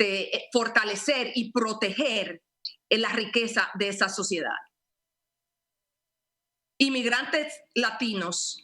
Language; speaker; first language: Spanish; early bilingual, heritage; Spanish